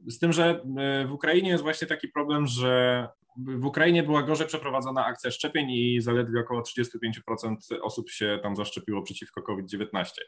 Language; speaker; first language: Polish; native; Polish